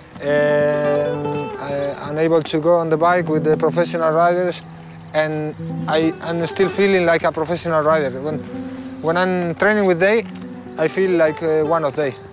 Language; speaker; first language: English; non-native, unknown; Spanish